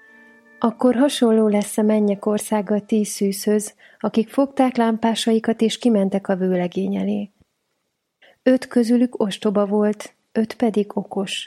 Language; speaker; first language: Hungarian; native; Hungarian